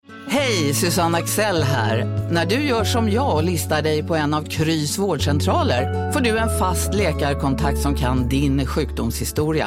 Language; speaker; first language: Swedish; native; Swedish